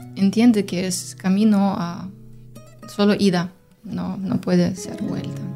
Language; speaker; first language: Spanish; non-native, learner; Ukrainian